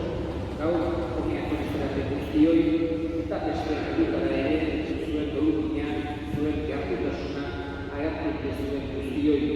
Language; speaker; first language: Basque; native; Basque